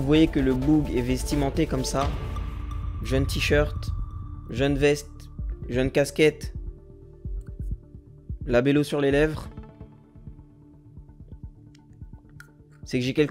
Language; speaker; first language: French; native; French